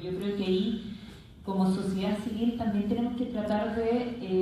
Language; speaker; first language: Spanish; native; Spanish